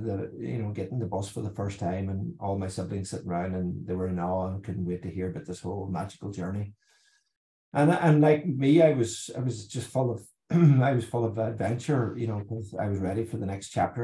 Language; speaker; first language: English; native; English